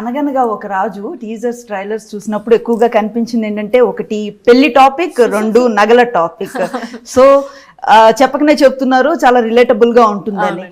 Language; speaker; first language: Telugu; native; Telugu